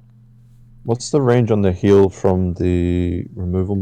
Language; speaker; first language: English; native; English